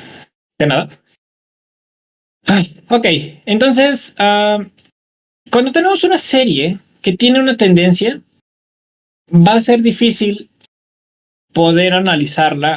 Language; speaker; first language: Spanish; native; Spanish